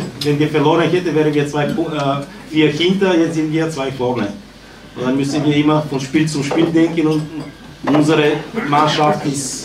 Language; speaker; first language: German; non-native, fluent; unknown